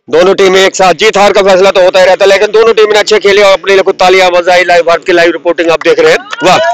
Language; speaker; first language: Hindi; non-native, local second language; Punjabi